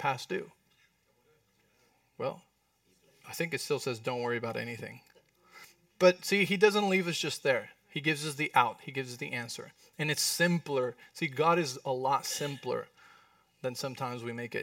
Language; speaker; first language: English; non-native, fluent; Spanish